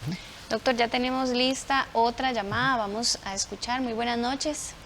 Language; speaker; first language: Spanish; native; Spanish